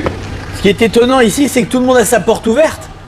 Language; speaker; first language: French; native; French